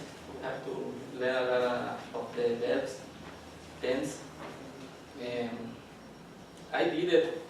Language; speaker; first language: English; non-native, learner; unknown